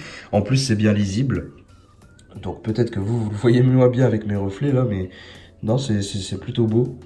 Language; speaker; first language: French; native; French